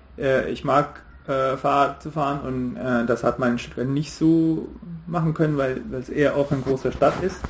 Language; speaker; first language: German; non-native, fluent; Hindi